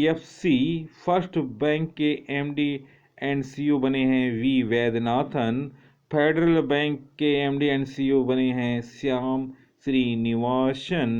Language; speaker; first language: Hindi; native; Hindi